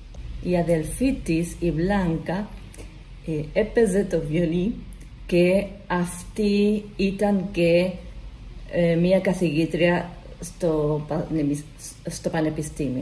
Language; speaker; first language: Greek; non-native, learner; Spanish